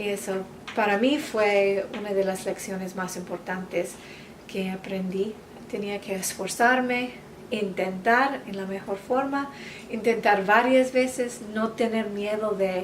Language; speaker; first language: Spanish; non-native, fluent; English